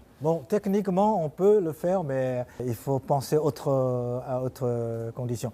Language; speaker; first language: French; non-native, fluent; Chinese